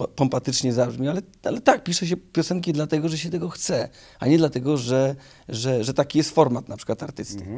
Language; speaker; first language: Polish; native; Polish